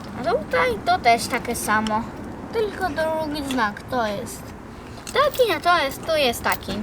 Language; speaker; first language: Polish; early bilingual, other home language; Russian